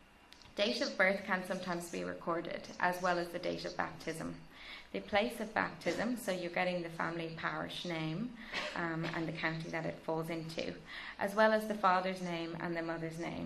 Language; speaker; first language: English; native; English